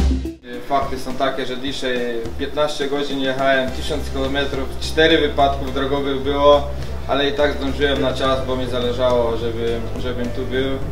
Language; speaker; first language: Polish; non-native, fluent; Croatian